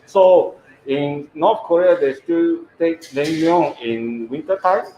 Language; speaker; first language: English; non-native, fluent; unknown